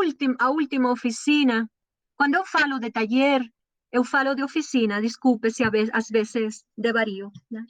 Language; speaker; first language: Portuguese; non-native, learner; Spanish